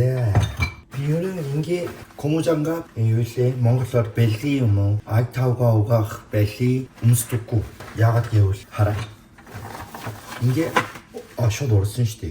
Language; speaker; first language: Mongolian; non-native, learner; Korean